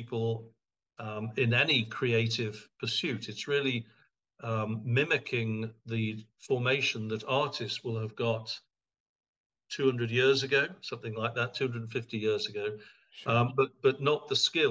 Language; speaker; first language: English; native; English